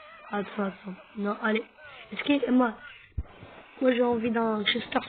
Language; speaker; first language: French; native; French